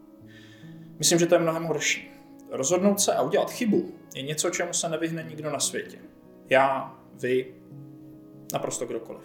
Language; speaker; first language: Czech; native; Czech